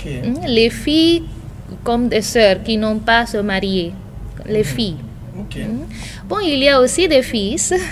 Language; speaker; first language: French; non-native, fluent; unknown